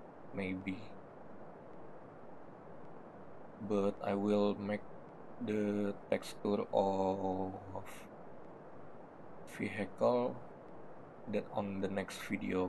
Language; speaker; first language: English; non-native, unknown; Indonesian